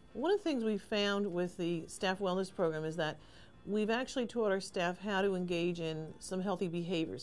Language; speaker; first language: English; native; English